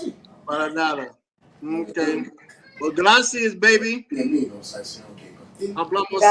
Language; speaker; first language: Spanish; non-native, learner; English